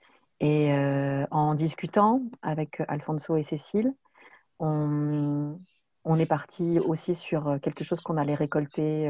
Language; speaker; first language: French; native; French